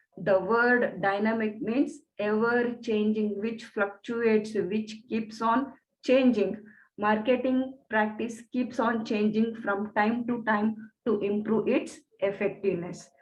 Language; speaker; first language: English; non-native, local second language; Kannada